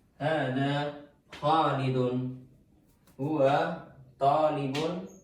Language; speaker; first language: Arabic; non-native, learner; Indonesian